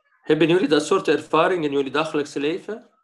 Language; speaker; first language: Dutch; non-native, fluent; Arabic